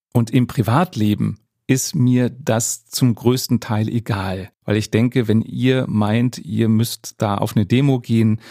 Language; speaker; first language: German; native; German